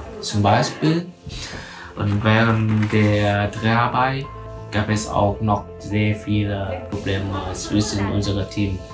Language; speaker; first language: German; non-native, fluent; Vietnamese